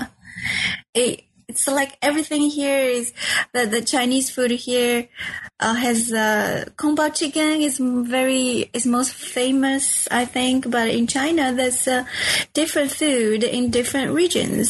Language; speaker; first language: English; non-native, fluent; Chinese